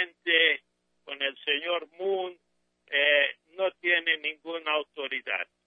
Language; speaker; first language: Spanish; non-native, fluent; English